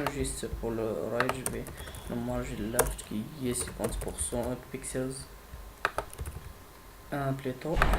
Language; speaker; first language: French; non-native, fluent; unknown